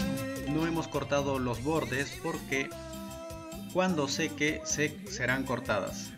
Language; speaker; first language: Spanish; native; Spanish